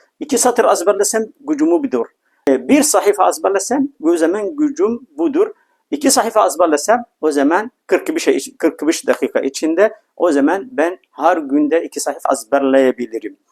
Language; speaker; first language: Turkish; non-native, fluent; Arabic